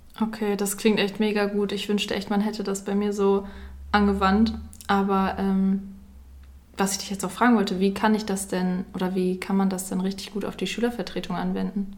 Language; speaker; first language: German; native; German